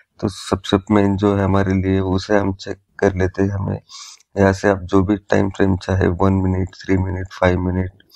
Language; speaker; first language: Hindi; native; Hindi